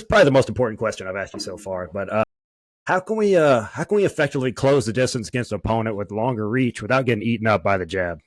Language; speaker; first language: English; native; English